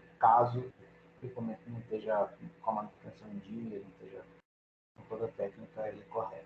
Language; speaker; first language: Portuguese; native; Portuguese